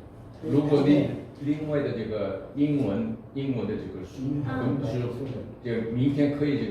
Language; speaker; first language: Chinese; non-native, fluent; Korean